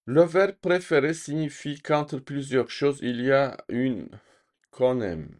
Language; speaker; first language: French; non-native, fluent; Turkish